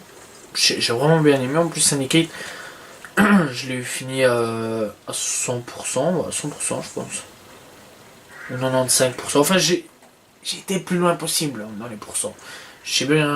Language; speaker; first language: French; native; French